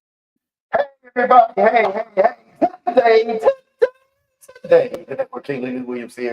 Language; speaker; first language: English; native; English